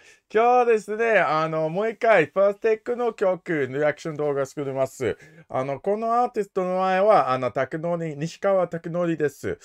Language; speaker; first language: Japanese; non-native, learner; English